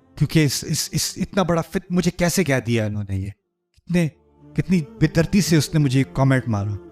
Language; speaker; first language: Urdu; early bilingual, heritage; Urdu